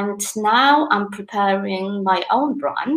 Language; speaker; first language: English; non-native, fluent; Polish